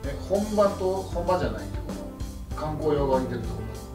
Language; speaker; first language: Japanese; native; Japanese